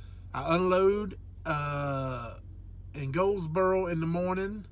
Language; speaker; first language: English; native; English